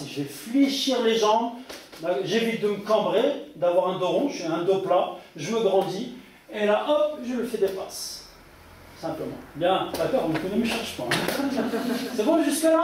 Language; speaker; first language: French; native; French